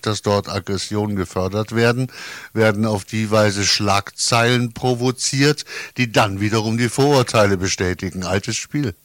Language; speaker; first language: German; native; German